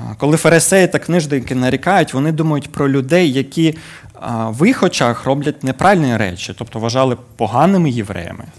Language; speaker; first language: Ukrainian; native; Ukrainian